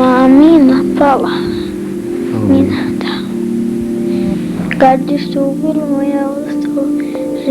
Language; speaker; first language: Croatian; non-native, learner; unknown